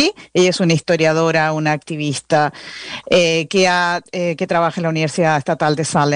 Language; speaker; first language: Spanish; native; Spanish